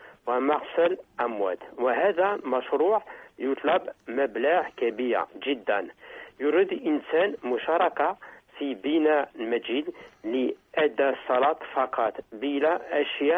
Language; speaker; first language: Arabic; non-native, learner; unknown